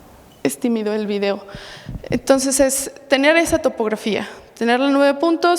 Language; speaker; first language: Spanish; native; Spanish